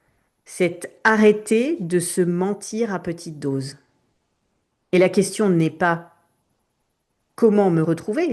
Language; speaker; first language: French; native; French